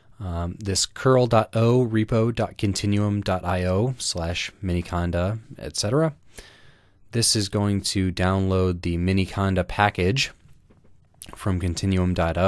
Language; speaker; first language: English; native; English